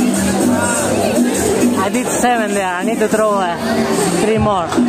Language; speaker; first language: English; non-native, fluent; Spanish